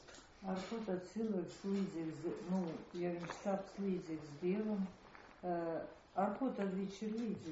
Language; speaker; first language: Latvian; non-native, local second language; Russian